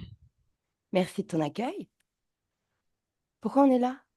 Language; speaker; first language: French; native; French